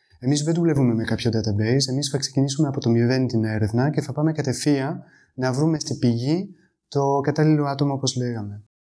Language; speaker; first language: Greek; non-native, fluent; French